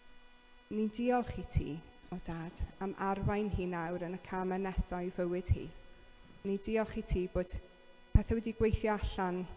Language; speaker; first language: Welsh; native; Welsh